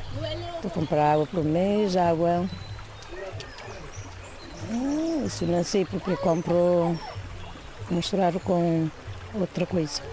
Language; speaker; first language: Portuguese; non-native, learner; Kabuverdianu